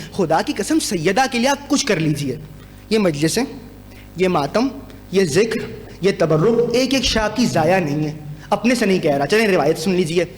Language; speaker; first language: Urdu; native; Urdu